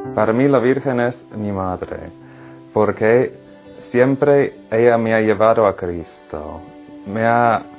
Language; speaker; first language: Spanish; non-native, fluent; English